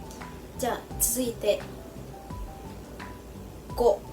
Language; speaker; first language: Japanese; non-native, fluent; Vietnamese